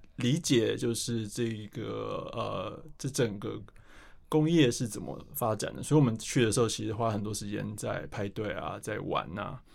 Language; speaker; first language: Chinese; native; Chinese